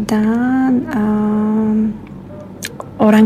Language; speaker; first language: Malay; non-native, learner; Uzbek